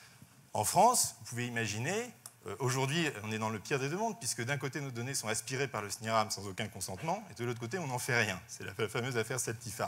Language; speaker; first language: French; native; French